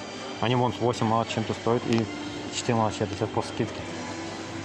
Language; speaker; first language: Russian; non-native, learner; Azerbaijani